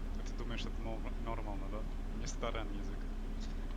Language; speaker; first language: Russian; non-native, learner; English